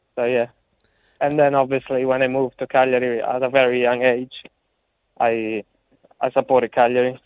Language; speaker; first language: English; early bilingual, heritage; English